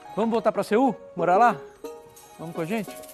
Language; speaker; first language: Portuguese; native; Portuguese